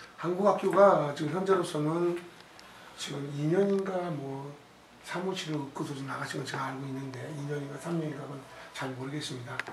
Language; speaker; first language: Korean; native; Korean